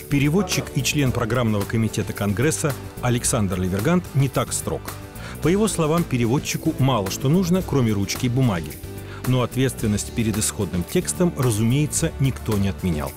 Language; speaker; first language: Russian; native; Russian